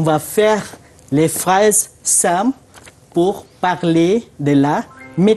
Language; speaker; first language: French; non-native, fluent; Malay